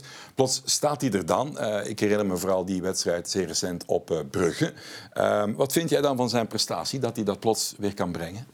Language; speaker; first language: Dutch; native; Dutch